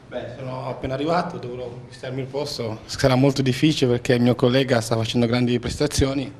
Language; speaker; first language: Italian; native; Italian